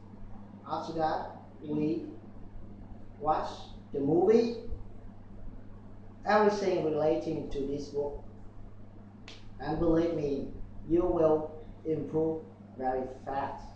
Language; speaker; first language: English; non-native, learner; Vietnamese